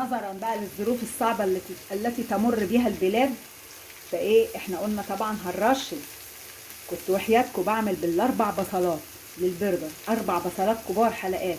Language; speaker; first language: Arabic; native; Arabic